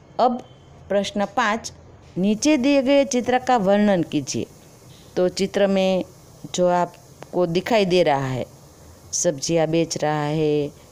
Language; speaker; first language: Hindi; non-native, local second language; Gujarati